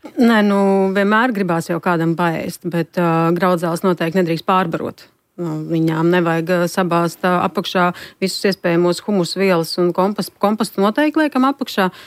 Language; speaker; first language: Latvian; native; Latvian